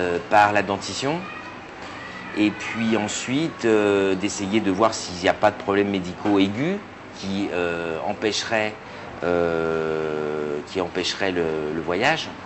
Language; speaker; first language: French; native; French